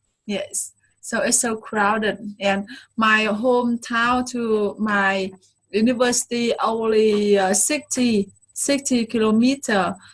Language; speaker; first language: English; non-native, fluent; Vietnamese